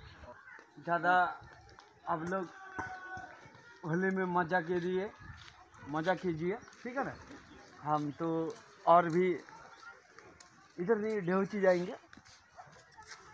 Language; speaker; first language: Hindi; non-native, local second language; Bangla